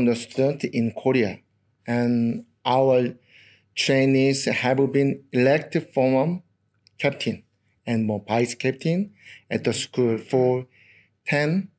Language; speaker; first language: English; non-native, learner; Korean